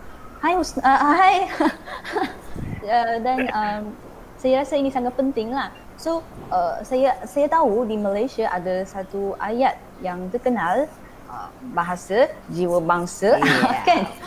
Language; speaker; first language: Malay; non-native, fluent; Chinese